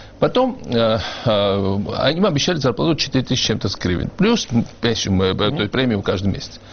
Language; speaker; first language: Russian; non-native, local second language; Georgian